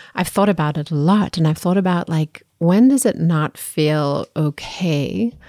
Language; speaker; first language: English; native; English